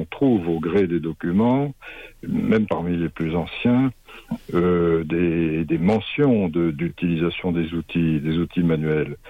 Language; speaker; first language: French; native; French